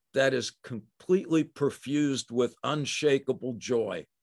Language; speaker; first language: English; native; English